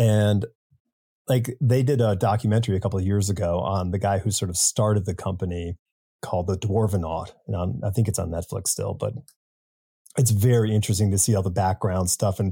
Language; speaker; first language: English; native; English